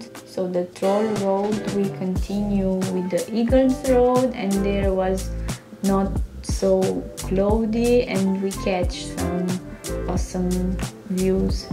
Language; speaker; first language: English; non-native, learner; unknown